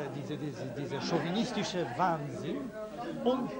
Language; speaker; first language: German; non-native, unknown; Polish